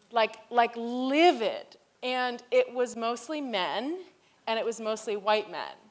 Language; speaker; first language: English; native; English